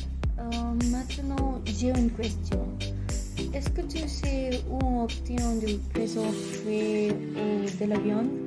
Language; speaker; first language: French; non-native, fluent; Konkani